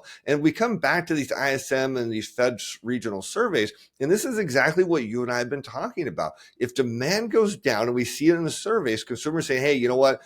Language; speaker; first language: English; native; English